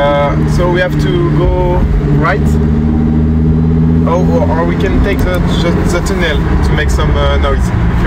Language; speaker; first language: English; non-native, learner; French